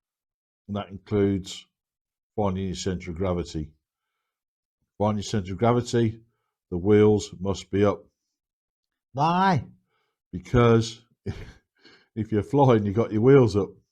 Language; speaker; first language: English; native; English